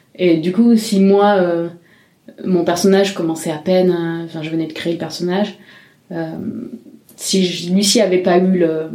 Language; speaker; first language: French; native; French